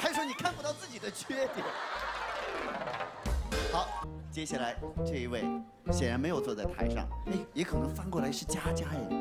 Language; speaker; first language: Chinese; native; Chinese